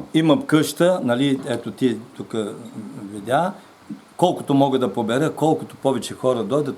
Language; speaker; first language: Bulgarian; native; Bulgarian